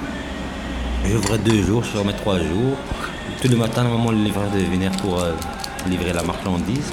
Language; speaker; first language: French; native; French